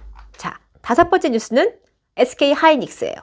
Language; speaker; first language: Korean; native; Korean